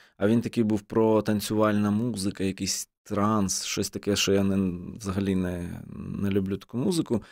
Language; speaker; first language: Ukrainian; non-native, local second language; Russian